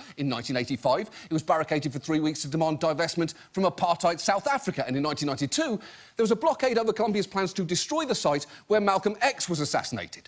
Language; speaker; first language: English; native; English